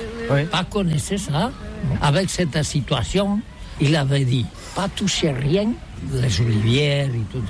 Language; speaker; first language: French; non-native, learner; Catalan